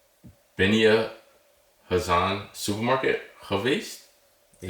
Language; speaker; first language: Dutch; non-native, learner; English